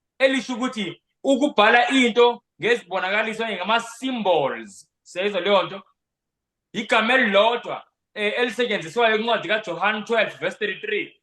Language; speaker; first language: Zulu; non-native, local second language; Xhosa